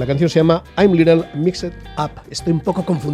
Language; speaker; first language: Spanish; native; Spanish